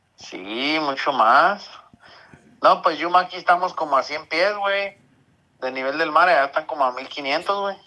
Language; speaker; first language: Spanish; early bilingual, heritage; Spanish